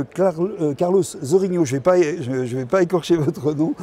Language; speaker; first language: French; native; French